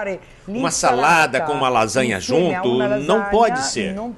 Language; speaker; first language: Portuguese; non-native, fluent; Italian